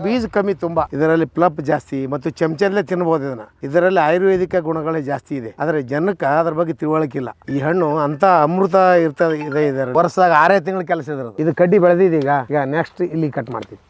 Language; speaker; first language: Kannada; native; Kannada